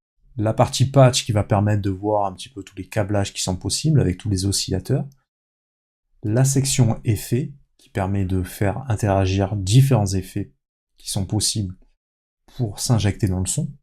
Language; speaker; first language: French; native; French